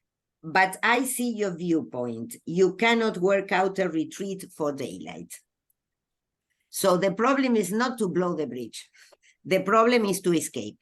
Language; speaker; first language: English; non-native, local second language; Spanish